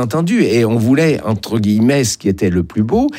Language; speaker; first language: French; native; French